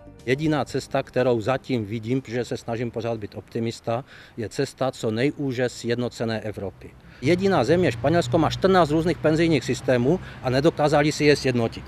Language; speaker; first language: Czech; native; Czech